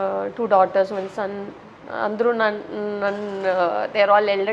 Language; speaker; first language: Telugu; non-native, local second language; Tamil